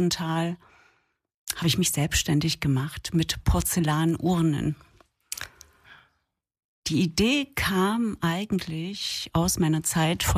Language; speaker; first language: German; native; German